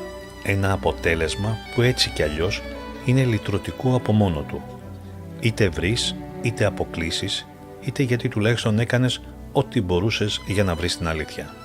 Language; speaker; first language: Greek; native; Greek